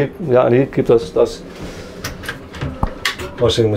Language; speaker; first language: German; non-native, learner; Dutch